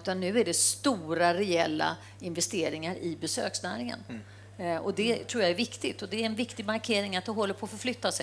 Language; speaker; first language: Swedish; native; Swedish